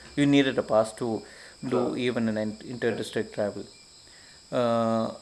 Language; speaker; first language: English; non-native, local second language; Malayalam